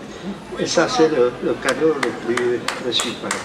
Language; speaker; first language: French; non-native, fluent; Czech